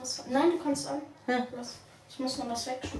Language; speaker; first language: German; early bilingual, other home language; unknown